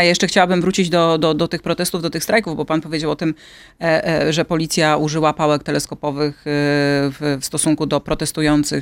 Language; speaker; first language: Polish; native; Polish